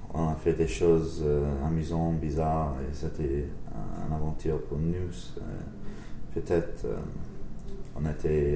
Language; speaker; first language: French; non-native, learner; English